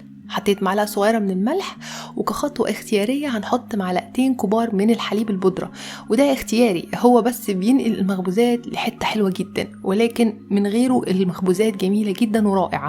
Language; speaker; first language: Arabic; native; Arabic